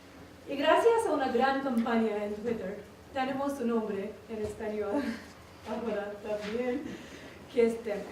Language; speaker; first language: Spanish; non-native, learner; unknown